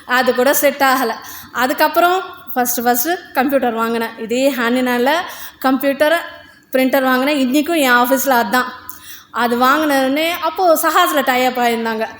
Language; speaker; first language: Tamil; non-native, local second language; Telugu